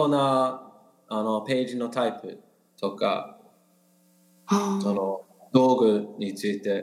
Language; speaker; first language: Japanese; non-native, learner; English